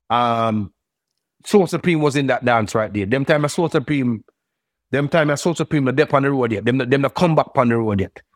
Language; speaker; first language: English; native; English